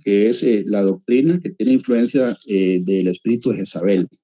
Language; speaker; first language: Spanish; native; Spanish